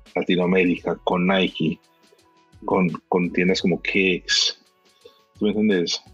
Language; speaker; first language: Spanish; early bilingual, heritage; Spanish